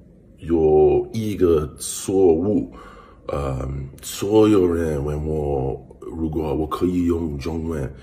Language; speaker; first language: Chinese; non-native, learner; English